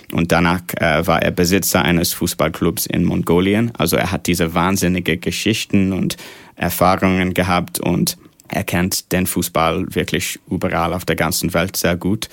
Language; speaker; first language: German; non-native, fluent; English